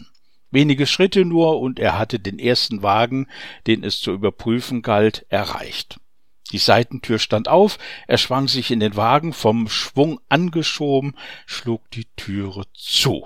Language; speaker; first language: German; native; German